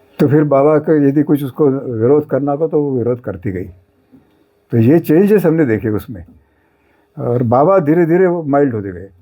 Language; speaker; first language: Hindi; non-native, local second language; Marathi